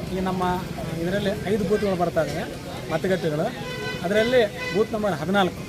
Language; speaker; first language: Kannada; non-native, local second language; Urdu